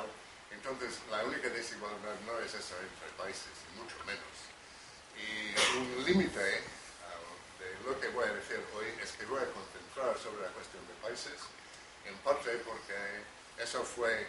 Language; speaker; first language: Spanish; non-native, fluent; English